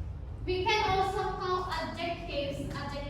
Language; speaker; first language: English; non-native, learner; Indonesian